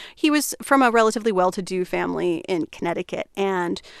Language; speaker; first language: English; native; English